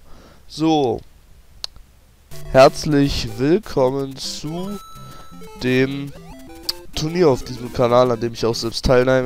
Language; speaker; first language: German; native; German